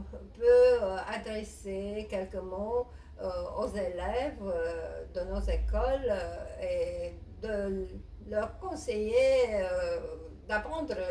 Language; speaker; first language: French; non-native, fluent; Romanian